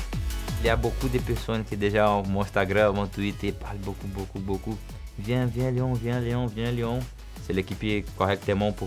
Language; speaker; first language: French; non-native, learner; Portuguese